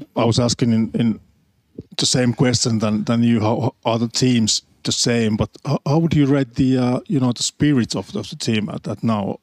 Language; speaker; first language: English; non-native, fluent; Finnish